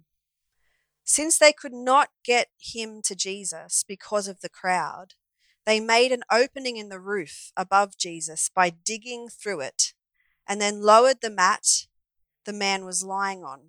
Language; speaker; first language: English; native; English